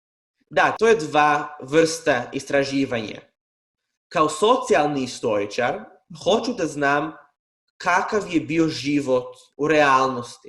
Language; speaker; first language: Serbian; non-native, fluent; Hebrew